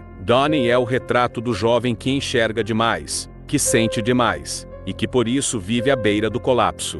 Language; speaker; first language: Portuguese; native; Portuguese